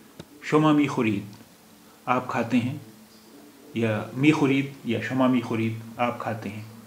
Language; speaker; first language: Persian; non-native, fluent; Urdu